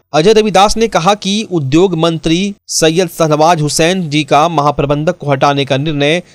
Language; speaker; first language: Hindi; native; Hindi